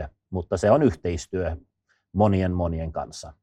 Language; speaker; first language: Finnish; non-native, fluent; Swedish